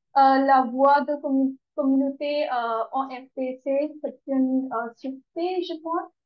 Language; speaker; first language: French; non-native, learner; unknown